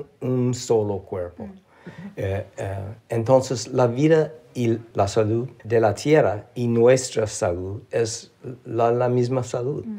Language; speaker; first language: Spanish; non-native, learner; English